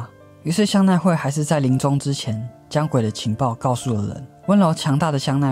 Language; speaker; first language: Chinese; native; Chinese